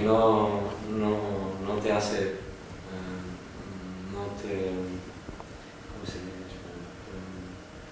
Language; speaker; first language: Spanish; non-native, fluent; Portuguese